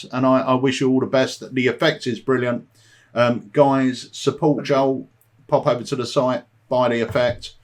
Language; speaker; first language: English; native; English